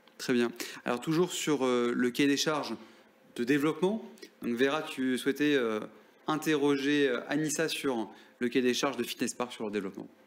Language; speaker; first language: French; native; French